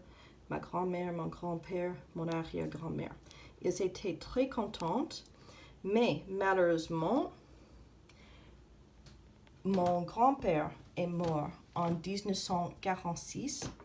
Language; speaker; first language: French; non-native, fluent; English